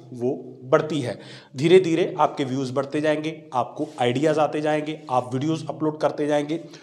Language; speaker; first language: Hindi; non-native, local second language; Punjabi